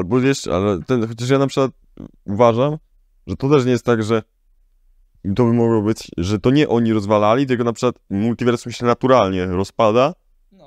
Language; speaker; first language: Polish; native; Polish